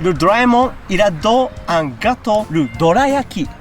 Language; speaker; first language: French; non-native, learner; Japanese